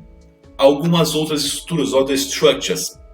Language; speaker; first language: Portuguese; native; Portuguese